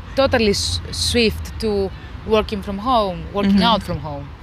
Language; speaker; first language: English; non-native, fluent; Greek